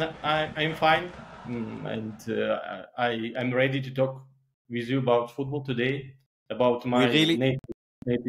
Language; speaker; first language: English; non-native, learner; Belarusian